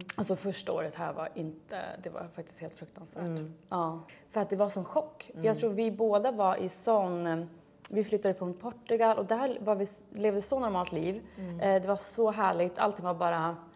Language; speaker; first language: Swedish; native; Swedish